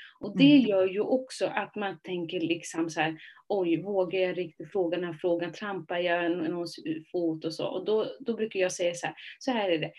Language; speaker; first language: Swedish; early bilingual, other home language; Somali